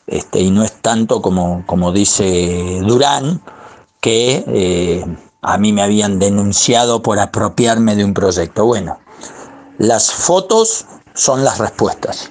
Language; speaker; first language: Spanish; native; Spanish